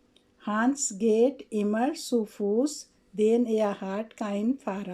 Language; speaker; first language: German; non-native, fluent; Urdu